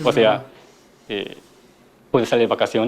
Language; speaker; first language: Spanish; non-native, learner; Korean